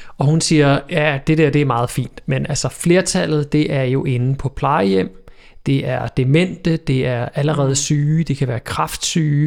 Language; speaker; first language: Danish; native; Danish